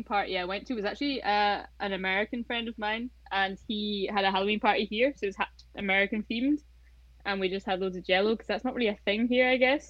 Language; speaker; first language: English; native; English